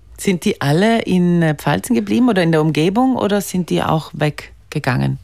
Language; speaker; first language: German; native; German